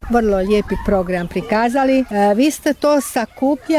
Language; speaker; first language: Croatian; native; Croatian